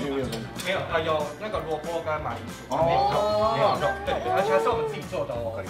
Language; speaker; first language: Chinese; native; Chinese